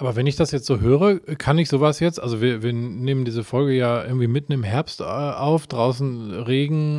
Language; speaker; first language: German; native; German